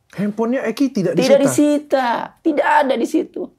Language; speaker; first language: Indonesian; native; Indonesian